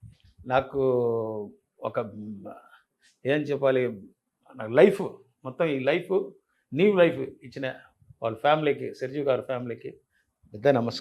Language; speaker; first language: Telugu; non-native, learner; Tamil